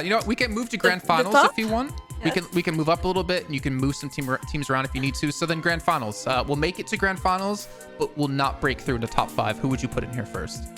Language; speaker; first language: English; native; English